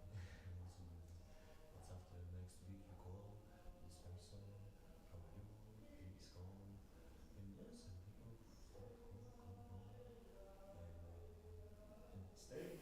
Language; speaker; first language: English; non-native, learner; Russian